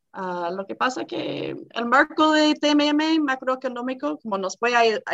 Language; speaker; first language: Spanish; non-native, fluent; English